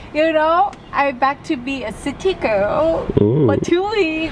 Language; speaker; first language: English; non-native, learner; Thai